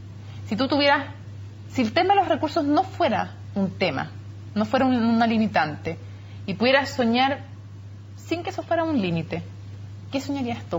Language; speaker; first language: Spanish; native; Spanish